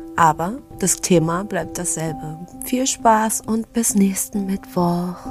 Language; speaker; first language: German; early bilingual, other home language; Vietnamese